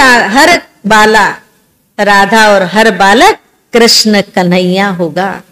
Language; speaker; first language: Hindi; native; Hindi